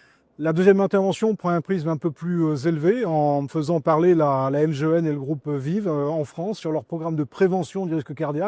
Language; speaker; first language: French; native; French